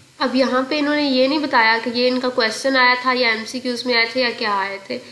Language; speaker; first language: Urdu; native; Urdu